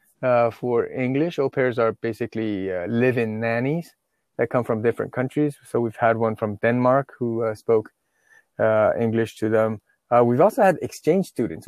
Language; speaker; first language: English; non-native, fluent; Chinese